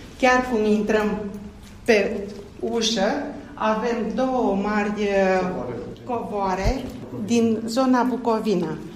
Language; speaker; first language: Romanian; non-native, local second language; Turkish